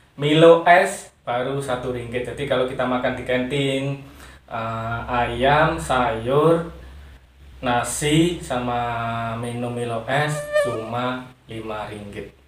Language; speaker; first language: Indonesian; non-native, local second language; Javanese